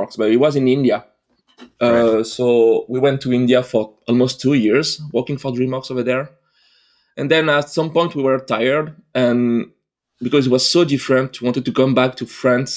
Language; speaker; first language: English; non-native, fluent; French